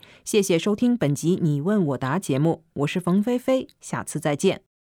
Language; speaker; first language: Chinese; native; Chinese